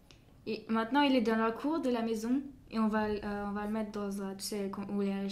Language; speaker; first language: French; non-native, fluent; Bulgarian